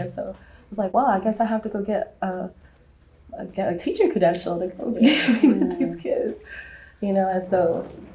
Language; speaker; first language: English; native; English